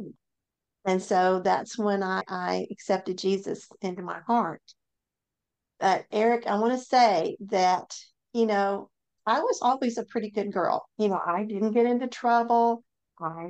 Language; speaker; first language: English; native; English